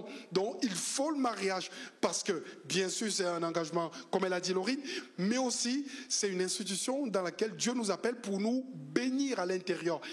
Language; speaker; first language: French; native; French